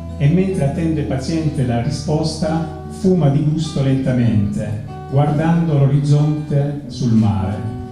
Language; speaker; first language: Italian; native; Italian